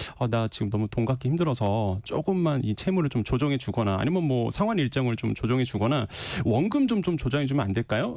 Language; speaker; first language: Korean; native; Korean